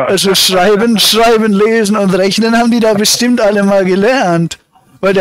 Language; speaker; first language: German; native; German